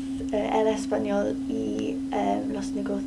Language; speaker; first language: Spanish; non-native, learner; English